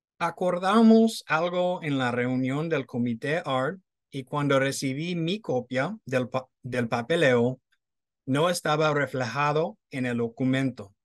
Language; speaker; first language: Spanish; non-native, fluent; English